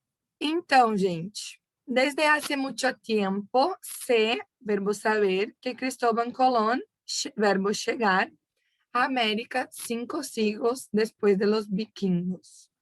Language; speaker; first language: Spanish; non-native, fluent; Portuguese